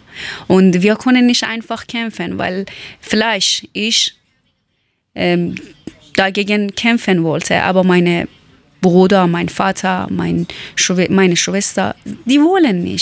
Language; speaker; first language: German; non-native, learner; Persian